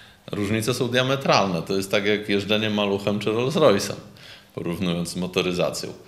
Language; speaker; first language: Polish; native; Polish